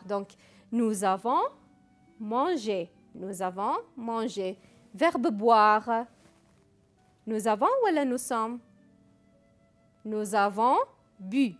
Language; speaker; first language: French; non-native, fluent; Arabic